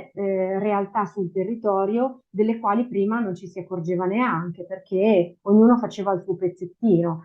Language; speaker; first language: Italian; native; Italian